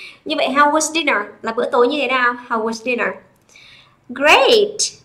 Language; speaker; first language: English; non-native, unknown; Vietnamese